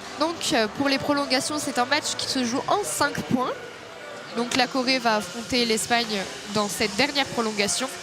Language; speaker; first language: French; native; French